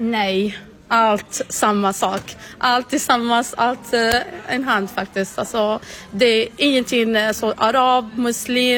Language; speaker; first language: Swedish; non-native, learner; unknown